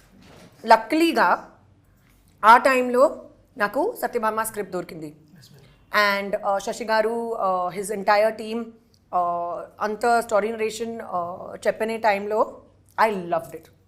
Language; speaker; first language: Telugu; non-native, local second language; Hindi